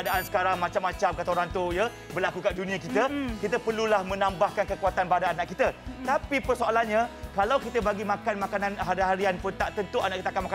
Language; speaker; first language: Malay; native; Malay